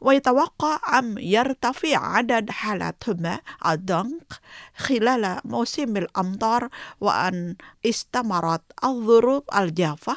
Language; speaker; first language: Arabic; non-native, fluent; Indonesian